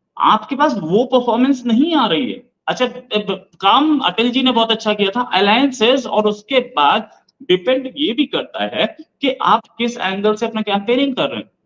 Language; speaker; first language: Hindi; native; Hindi